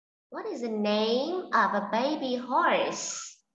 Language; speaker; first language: English; non-native, fluent; Vietnamese